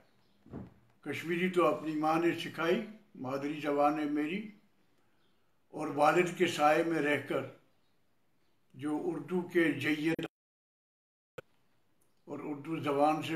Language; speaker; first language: Urdu; non-native, local second language; Kashmiri